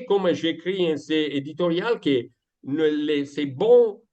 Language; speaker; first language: French; non-native, fluent; Italian